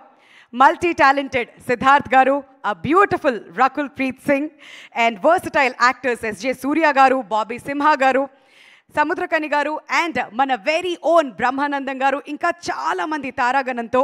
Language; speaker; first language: Telugu; native; Telugu